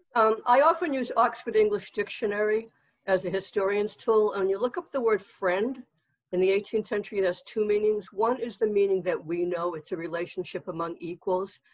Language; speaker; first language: English; native; English